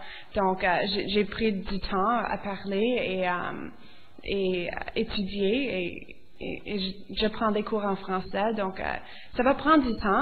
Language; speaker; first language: French; non-native, local second language; English